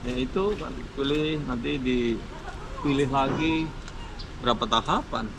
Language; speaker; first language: Indonesian; native; Indonesian